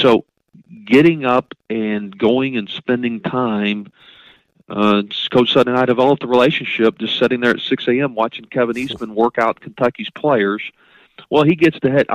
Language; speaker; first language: English; native; English